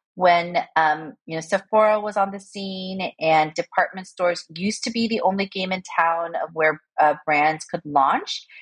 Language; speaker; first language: English; early bilingual, other home language; Korean